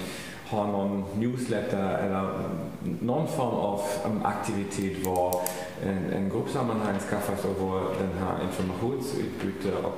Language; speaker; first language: Swedish; non-native, fluent; German